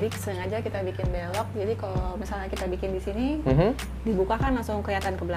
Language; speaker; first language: Indonesian; native; Indonesian